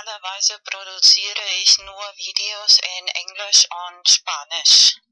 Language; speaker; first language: German; non-native, learner; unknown